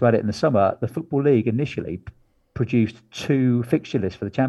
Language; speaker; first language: English; native; English